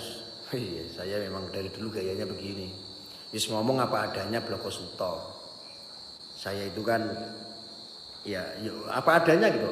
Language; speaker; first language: Indonesian; non-native, local second language; Javanese